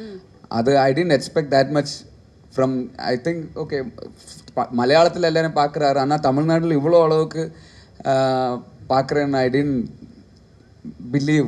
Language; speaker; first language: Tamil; non-native, learner; Malayalam